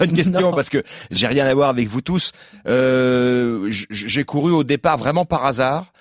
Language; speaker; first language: French; native; French